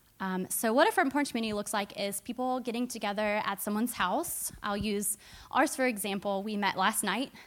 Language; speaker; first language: English; native; English